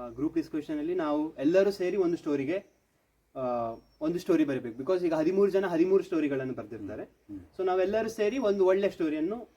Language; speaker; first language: Kannada; native; Kannada